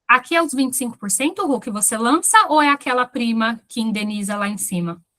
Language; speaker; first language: Portuguese; native; Portuguese